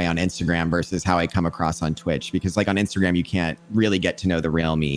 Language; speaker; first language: English; non-native, fluent; French